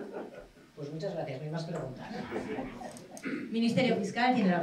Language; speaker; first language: Spanish; native; Spanish